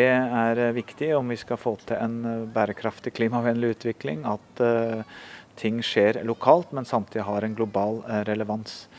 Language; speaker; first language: Norwegian; native; Norwegian